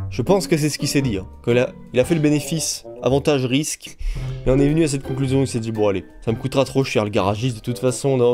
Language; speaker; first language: French; native; French